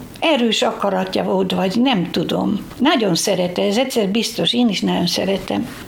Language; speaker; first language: Hungarian; non-native, local second language; Slovak